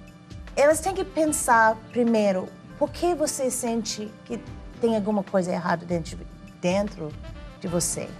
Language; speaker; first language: Portuguese; non-native, learner; English